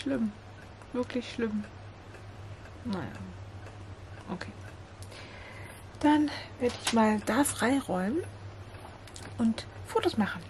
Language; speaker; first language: German; native; German